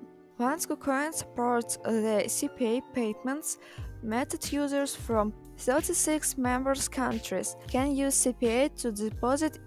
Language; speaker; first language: English; non-native, learner; Russian